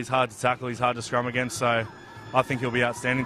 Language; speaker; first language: English; native; English